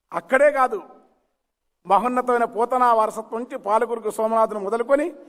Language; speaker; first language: Telugu; native; Telugu